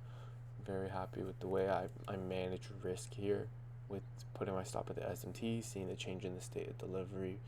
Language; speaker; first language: English; native; English